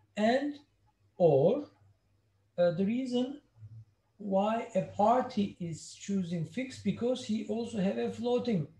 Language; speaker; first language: English; non-native, fluent; Turkish